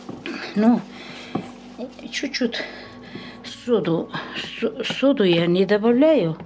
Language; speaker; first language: Russian; non-native, local second language; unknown